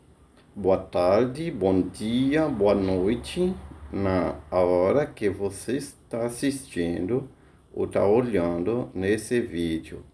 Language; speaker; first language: Portuguese; non-native, fluent; Haitian Creole